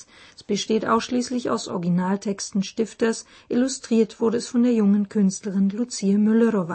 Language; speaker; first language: German; native; German